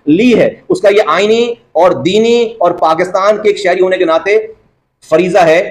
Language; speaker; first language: Urdu; native; Urdu